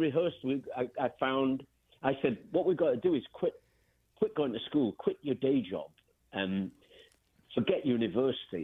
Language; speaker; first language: English; native; English